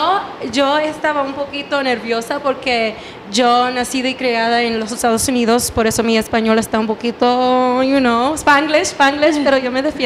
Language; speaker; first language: Spanish; early bilingual, heritage; English